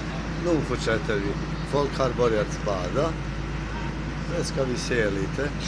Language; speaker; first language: Swedish; non-native, fluent; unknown